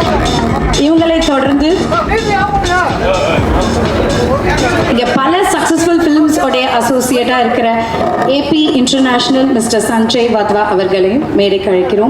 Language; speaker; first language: Tamil; native; Tamil